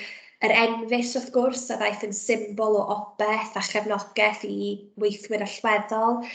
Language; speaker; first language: Welsh; native; Welsh